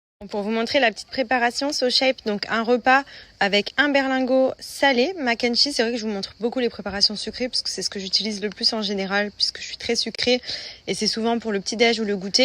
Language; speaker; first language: French; native; French